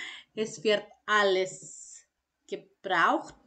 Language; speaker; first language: German; non-native, fluent; Croatian